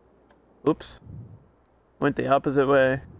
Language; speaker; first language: English; native; English